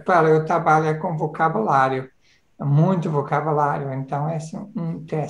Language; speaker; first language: Portuguese; non-native, fluent; English